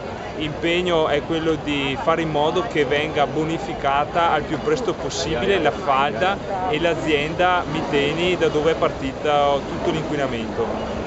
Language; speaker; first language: Italian; native; Italian